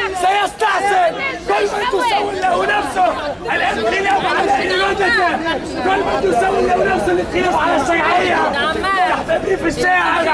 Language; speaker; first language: Arabic; native; Arabic